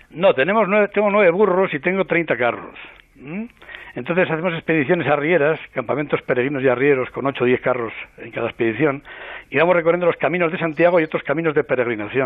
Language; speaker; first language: Spanish; native; Spanish